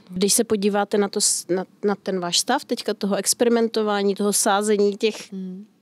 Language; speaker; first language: Czech; native; Czech